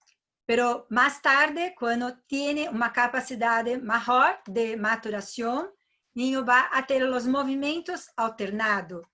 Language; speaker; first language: Spanish; non-native, learner; Portuguese